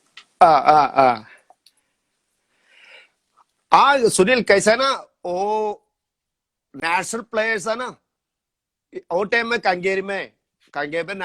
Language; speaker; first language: Hindi; non-native, local second language; Malayalam